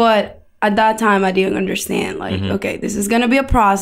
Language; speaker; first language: English; non-native, fluent; Spanish